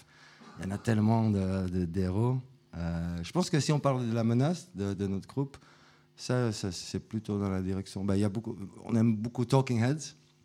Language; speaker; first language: French; non-native, fluent; Dutch